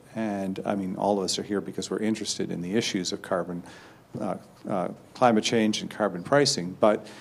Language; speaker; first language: English; native; English